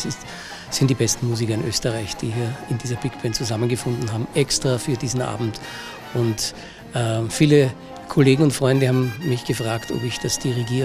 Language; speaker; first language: German; native; German